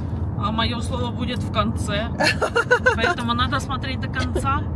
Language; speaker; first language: Russian; native; Russian